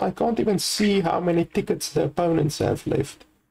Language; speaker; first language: English; native; English